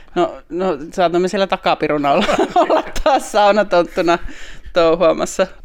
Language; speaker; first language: Finnish; native; Finnish